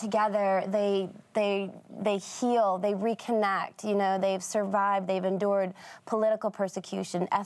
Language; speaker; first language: English; native; English